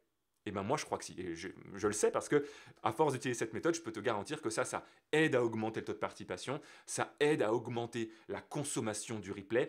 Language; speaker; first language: French; native; French